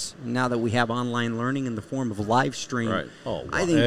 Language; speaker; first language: English; native; English